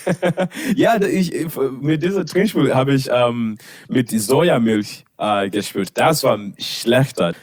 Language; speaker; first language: German; non-native, learner; English